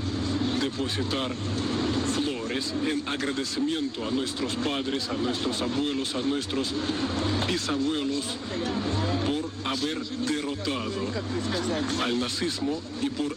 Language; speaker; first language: Spanish; non-native, fluent; Russian